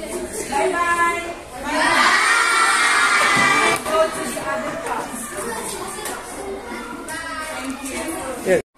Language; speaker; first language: English; non-native, learner; Indonesian